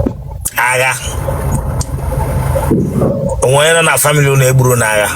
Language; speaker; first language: Igbo; native; Igbo